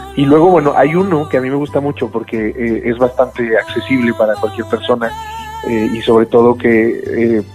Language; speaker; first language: Spanish; native; Spanish